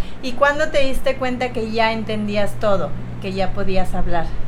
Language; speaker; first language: Spanish; native; Spanish